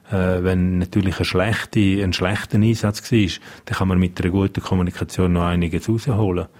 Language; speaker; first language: German; non-native, local second language; Romansh